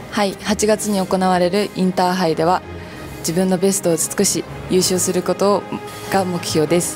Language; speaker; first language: Japanese; native; Japanese